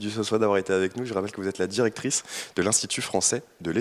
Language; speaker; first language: French; native; French